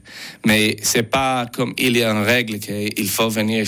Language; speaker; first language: French; non-native, learner; English